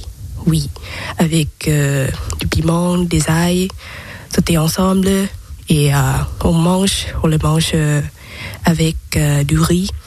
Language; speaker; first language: French; non-native, learner; Thai